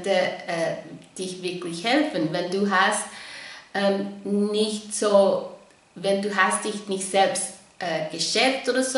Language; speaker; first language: German; non-native, fluent; English